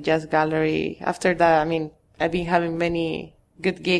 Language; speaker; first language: English; non-native, fluent; Spanish